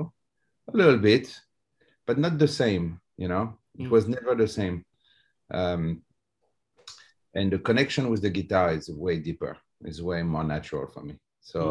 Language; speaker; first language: English; non-native, fluent; French